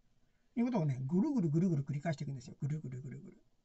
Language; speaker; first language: Japanese; native; Japanese